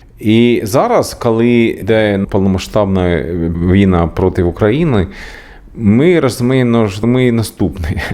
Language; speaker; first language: Ukrainian; non-native, learner; Swedish